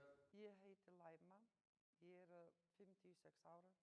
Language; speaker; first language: Icelandic; non-native, learner; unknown